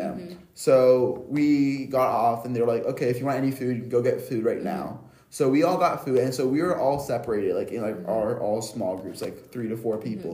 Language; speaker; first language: English; native; English